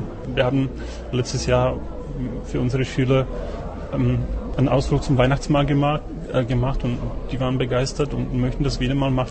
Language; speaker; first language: German; non-native, fluent; Czech